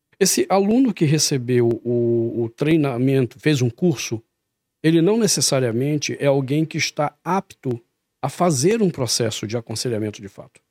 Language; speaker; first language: Portuguese; native; Portuguese